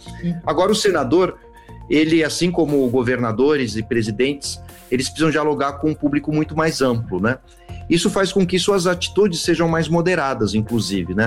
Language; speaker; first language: Portuguese; native; Portuguese